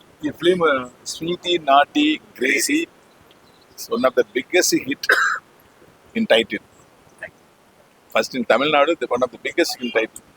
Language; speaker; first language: Telugu; non-native, learner; Tamil